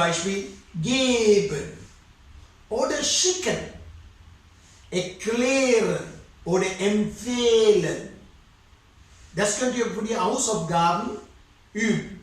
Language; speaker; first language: German; non-native, fluent; Sinhala